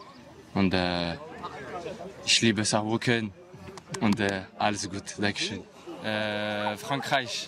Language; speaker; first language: German; non-native, learner; French